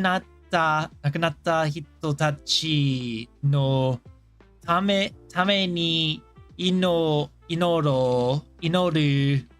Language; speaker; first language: Japanese; non-native, learner; English